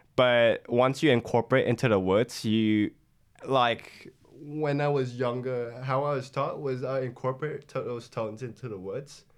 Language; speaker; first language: English; non-native, fluent; Vietnamese